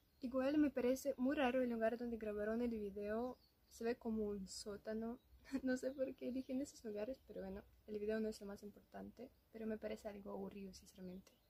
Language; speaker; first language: Spanish; non-native, fluent; Russian